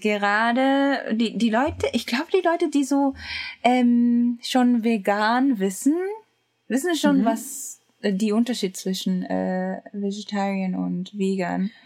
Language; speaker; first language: German; non-native, learner; Japanese